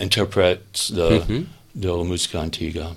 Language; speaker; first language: Catalan; non-native, learner; English